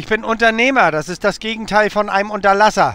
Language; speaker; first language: German; native; German